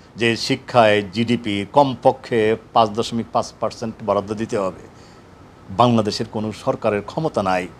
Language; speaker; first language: Bangla; native; Bangla